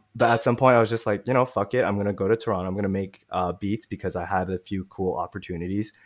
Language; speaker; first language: English; native; English